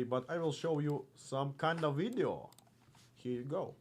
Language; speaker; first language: English; non-native, fluent; Russian